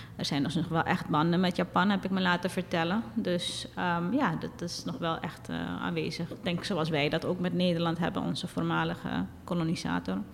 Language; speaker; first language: Dutch; native; Dutch